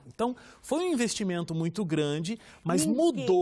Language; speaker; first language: Portuguese; native; Portuguese